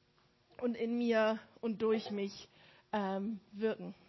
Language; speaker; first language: German; native; German